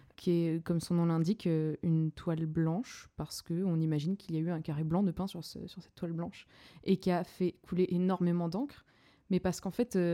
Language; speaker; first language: French; native; French